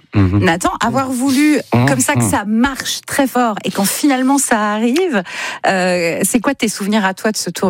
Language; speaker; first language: French; native; French